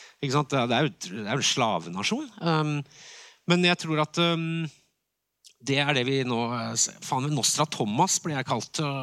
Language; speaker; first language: Norwegian; native; Norwegian